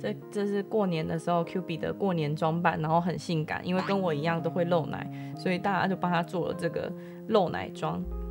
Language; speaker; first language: Chinese; native; Chinese